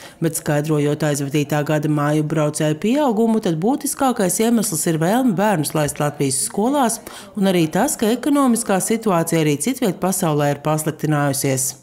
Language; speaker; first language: Latvian; native; Latvian